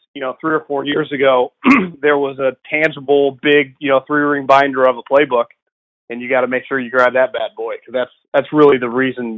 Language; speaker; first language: English; native; English